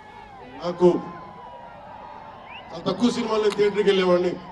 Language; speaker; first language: Telugu; native; Telugu